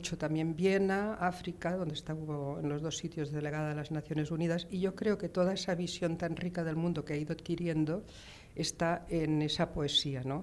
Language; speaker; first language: Spanish; native; Spanish